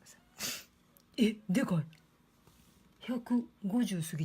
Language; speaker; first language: Japanese; native; Japanese